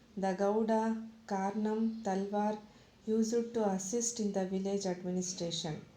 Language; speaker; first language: English; non-native, local second language; Kannada